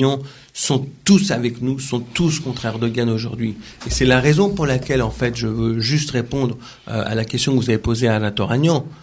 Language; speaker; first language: French; native; French